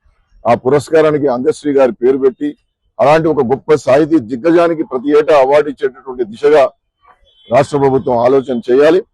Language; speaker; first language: Telugu; native; Telugu